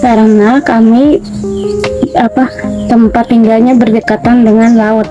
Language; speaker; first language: Indonesian; non-native, local second language; Banjar